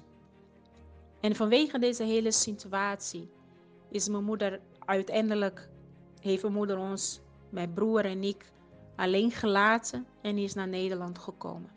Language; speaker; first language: Dutch; non-native, fluent; Portuguese